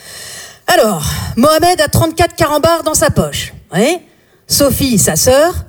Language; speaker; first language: French; native; French